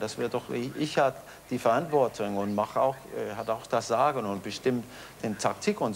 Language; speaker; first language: German; non-native, fluent; Danish